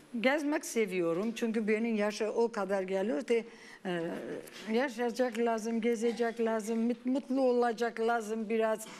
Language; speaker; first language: Turkish; non-native, learner; Armenian